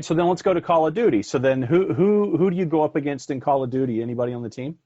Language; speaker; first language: English; native; English